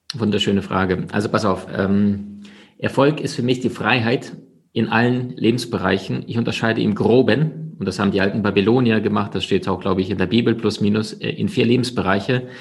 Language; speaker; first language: German; early bilingual, other home language; Russian